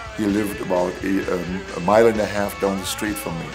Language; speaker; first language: English; non-native, fluent; German